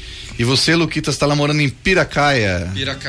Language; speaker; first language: Portuguese; native; Portuguese